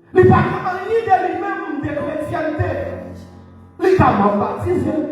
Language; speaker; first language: French; non-native, local second language; Haitian Creole